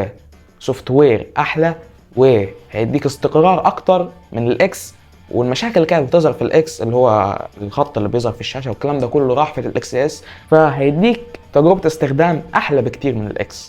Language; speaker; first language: Arabic; native; Arabic